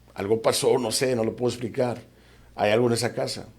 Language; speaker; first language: Spanish; early bilingual, heritage; Spanish